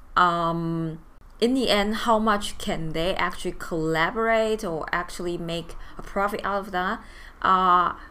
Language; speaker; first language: English; non-native, fluent; Chinese